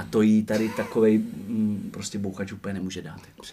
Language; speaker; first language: Czech; native; Czech